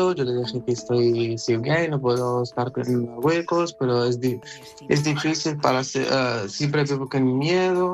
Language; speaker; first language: Spanish; non-native, learner; Arabic